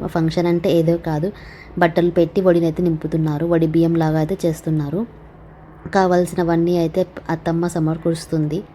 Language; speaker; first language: Telugu; non-native, local second language; Urdu